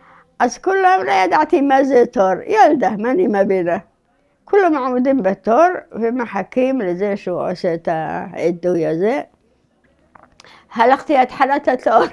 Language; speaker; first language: Hebrew; early bilingual, other home language; Arabic